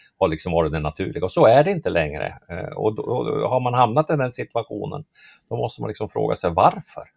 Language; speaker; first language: Swedish; native; Swedish